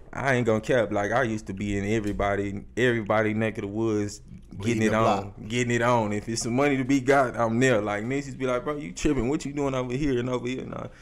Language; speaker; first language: English; native; English